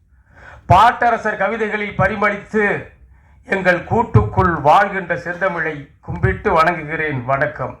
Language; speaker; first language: Tamil; native; Tamil